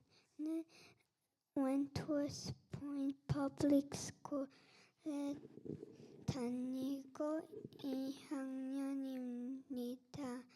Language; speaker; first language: Korean; early bilingual, heritage; Korean